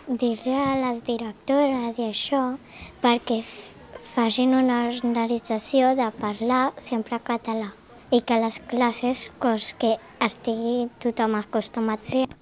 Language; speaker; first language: Catalan; non-native, local second language; Spanish